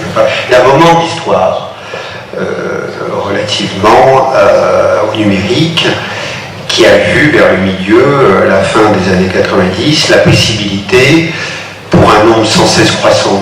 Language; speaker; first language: French; native; French